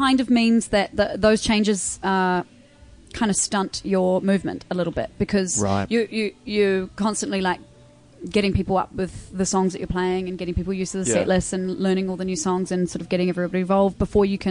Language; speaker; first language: English; native; English